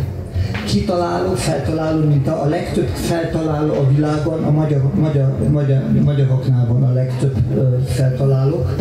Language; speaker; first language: Hungarian; non-native, fluent; German